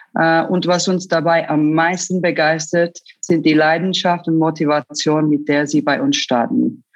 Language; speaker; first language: German; early bilingual, other home language; Turkish